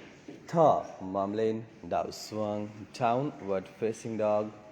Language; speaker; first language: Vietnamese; non-native, learner; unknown